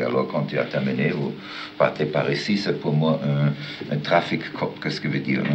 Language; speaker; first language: French; non-native, learner; German